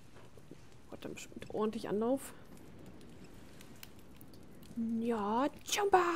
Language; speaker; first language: German; native; German